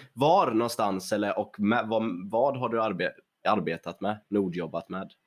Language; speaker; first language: Swedish; native; Swedish